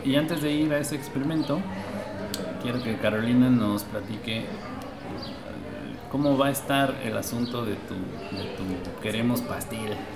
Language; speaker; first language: Spanish; native; Spanish